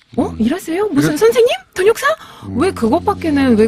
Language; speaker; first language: Korean; non-native, fluent; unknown